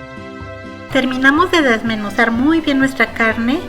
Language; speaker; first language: Spanish; native; Spanish